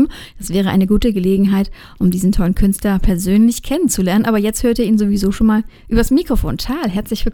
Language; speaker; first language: German; native; German